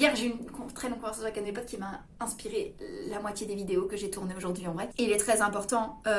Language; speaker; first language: French; native; French